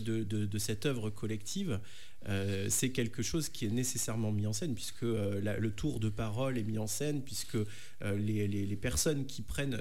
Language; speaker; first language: French; native; French